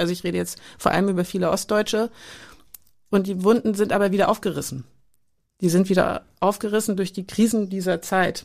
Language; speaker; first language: German; native; German